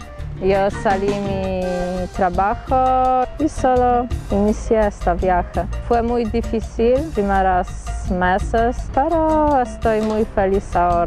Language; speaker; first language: Spanish; non-native, learner; Polish